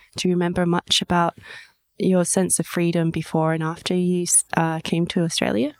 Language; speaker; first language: English; native; English